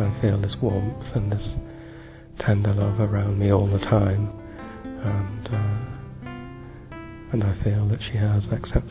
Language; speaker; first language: English; native; English